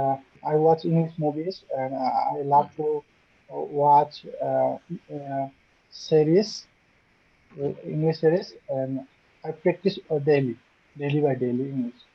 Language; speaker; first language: English; non-native, learner; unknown